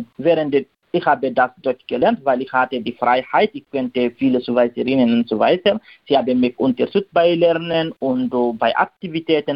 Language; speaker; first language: German; non-native, learner; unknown